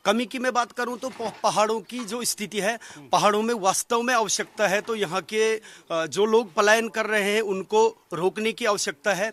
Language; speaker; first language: Hindi; native; Hindi